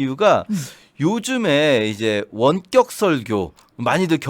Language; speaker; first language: Korean; native; Korean